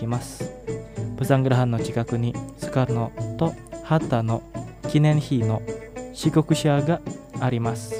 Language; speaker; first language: Japanese; non-native, fluent; Indonesian